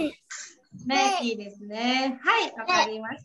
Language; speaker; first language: Japanese; non-native, fluent; Vietnamese